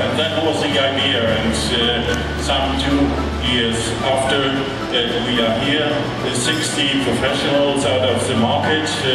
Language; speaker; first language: English; non-native, fluent; German